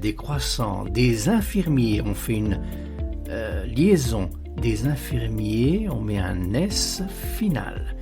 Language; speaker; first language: French; non-native, fluent; Italian